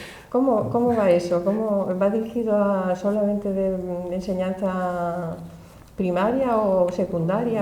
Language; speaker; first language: Spanish; native; Spanish